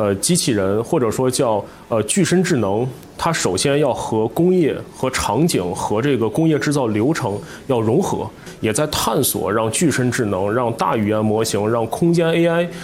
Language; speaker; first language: Chinese; native; Chinese